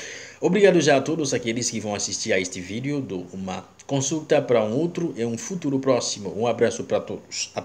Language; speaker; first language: Portuguese; non-native, learner; Haitian Creole